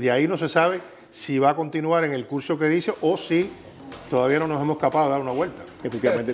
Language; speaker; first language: Spanish; native; Spanish